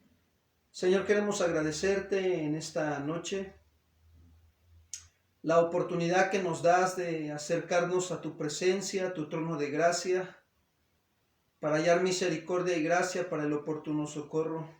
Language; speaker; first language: Spanish; native; Spanish